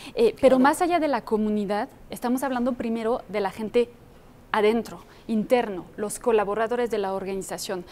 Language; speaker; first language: Spanish; non-native, fluent; French